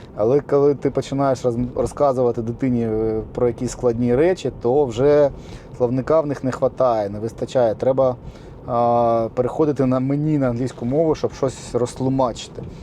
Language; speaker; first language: Ukrainian; native; Ukrainian